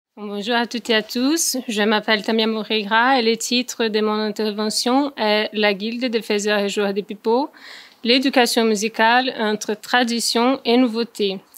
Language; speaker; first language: French; non-native, fluent; Portuguese